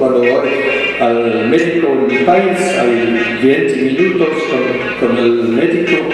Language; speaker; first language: Spanish; non-native, fluent; English